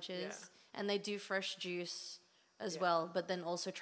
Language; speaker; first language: English; native; English